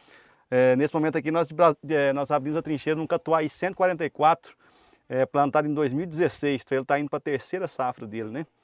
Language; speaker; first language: Portuguese; native; Portuguese